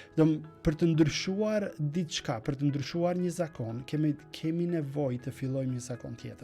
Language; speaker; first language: Albanian; native; Albanian